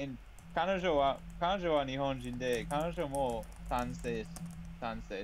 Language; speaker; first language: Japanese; non-native, learner; English